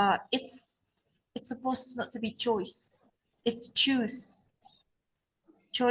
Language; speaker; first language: English; non-native, learner; Indonesian